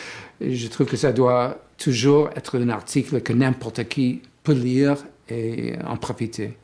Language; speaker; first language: French; non-native, fluent; English